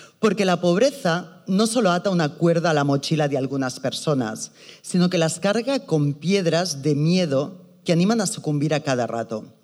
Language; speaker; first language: Spanish; native; Spanish